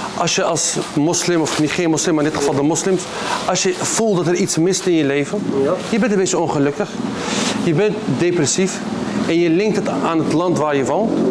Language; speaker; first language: Dutch; early bilingual, other home language; Arabic